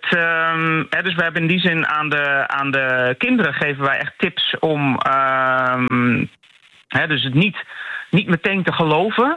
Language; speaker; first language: Dutch; native; Dutch